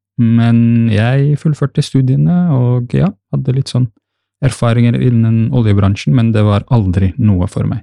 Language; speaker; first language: Norwegian; early bilingual, other home language; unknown